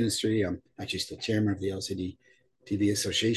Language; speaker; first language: English; native; English